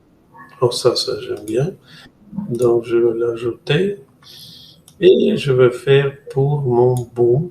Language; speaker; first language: French; non-native, fluent; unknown